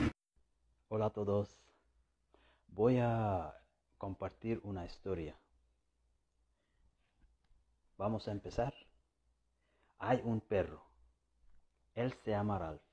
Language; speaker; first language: Spanish; non-native, learner; Bangla